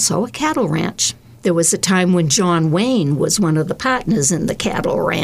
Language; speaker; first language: English; native; English